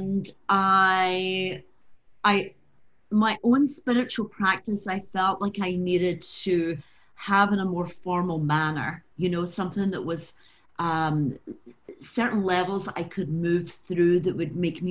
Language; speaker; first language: English; native; English